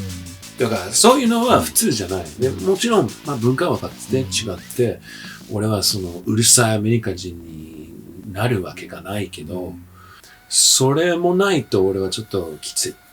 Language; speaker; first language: Japanese; early bilingual, heritage; English